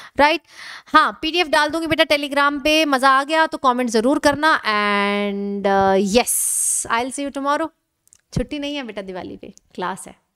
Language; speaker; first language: Hindi; native; Hindi